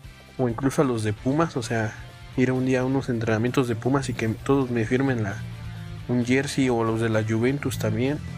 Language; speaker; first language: Spanish; native; Spanish